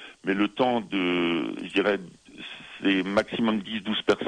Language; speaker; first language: French; native; French